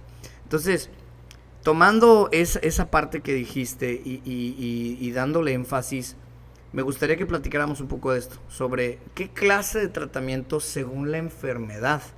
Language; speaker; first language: Spanish; native; Spanish